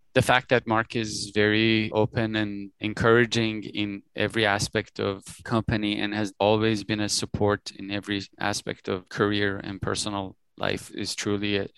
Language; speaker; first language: English; early bilingual, other home language; Persian